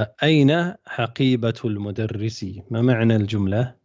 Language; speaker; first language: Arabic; non-native, fluent; English